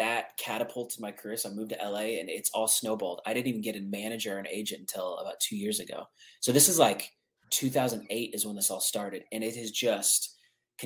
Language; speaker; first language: English; native; English